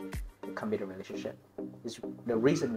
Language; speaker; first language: English; non-native, learner; Vietnamese